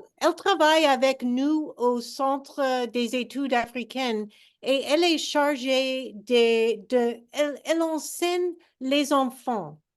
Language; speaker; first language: French; non-native, fluent; English